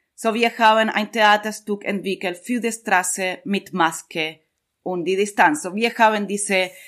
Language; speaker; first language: German; non-native, learner; Spanish